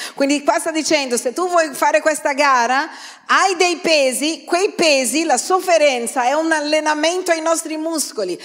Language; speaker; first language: Italian; non-native, fluent; Portuguese